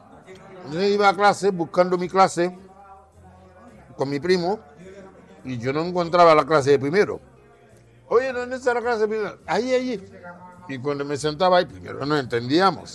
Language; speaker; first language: Spanish; non-native, fluent; Haitian Creole